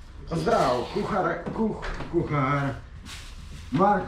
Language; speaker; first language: Slovenian; early bilingual, other home language; Polish